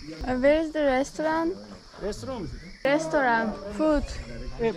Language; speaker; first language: English; non-native, learner; Turkish